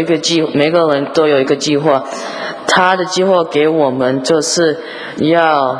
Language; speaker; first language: Chinese; early bilingual, heritage; English